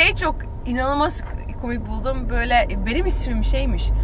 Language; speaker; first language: Turkish; early bilingual, heritage; Turkish